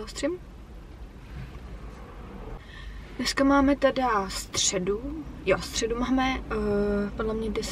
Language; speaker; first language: Czech; native; Czech